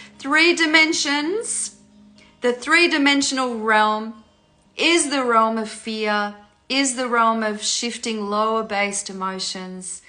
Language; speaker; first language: English; native; English